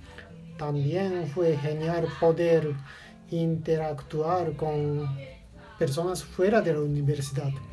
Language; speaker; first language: Spanish; non-native, learner; Japanese